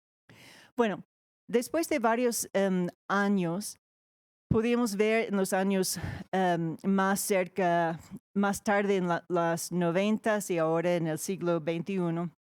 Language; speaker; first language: Spanish; non-native, fluent; English